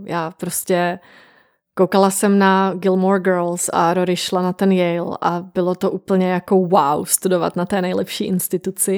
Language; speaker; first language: Czech; native; Czech